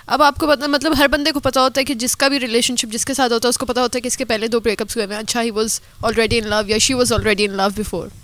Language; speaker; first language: Urdu; native; Urdu